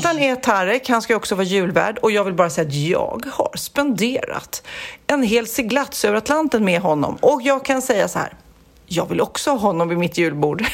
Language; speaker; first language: Swedish; native; Swedish